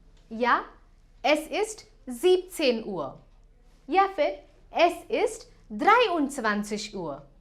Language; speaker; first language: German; non-native, fluent; Hindi